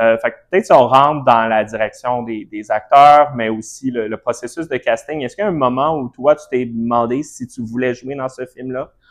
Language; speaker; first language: French; native; French